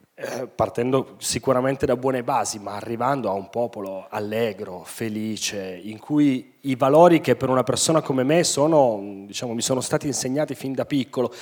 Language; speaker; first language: Italian; native; Italian